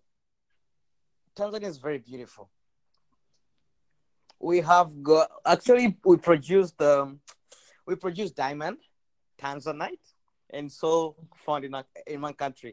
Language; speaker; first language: English; non-native, local second language; Swahili